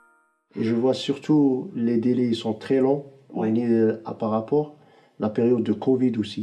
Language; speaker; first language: French; non-native, fluent; Arabic